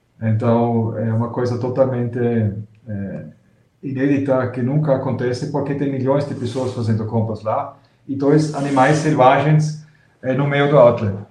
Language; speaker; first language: Portuguese; non-native, fluent; German